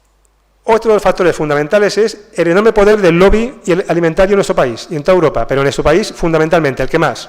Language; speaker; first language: Spanish; native; Spanish